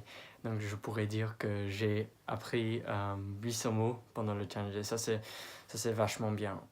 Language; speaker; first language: French; non-native, fluent; English